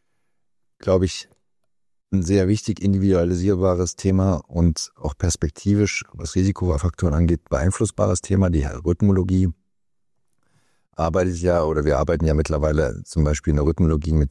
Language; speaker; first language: German; native; German